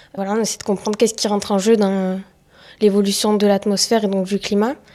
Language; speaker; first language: French; native; French